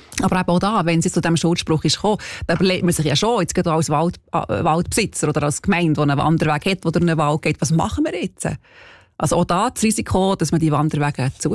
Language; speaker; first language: German; native; German